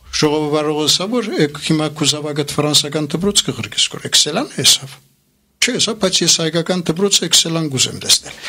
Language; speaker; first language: Armenian; early bilingual, heritage; Armenian